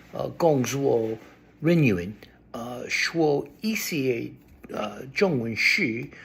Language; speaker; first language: Chinese; non-native, learner; English